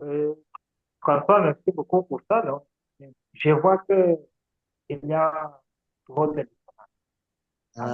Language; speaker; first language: French; non-native, learner; Portuguese